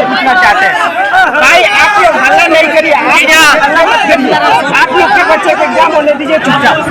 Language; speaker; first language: Hindi; native; Hindi